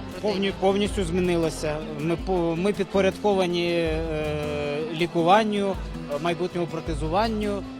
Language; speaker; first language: Ukrainian; native; Ukrainian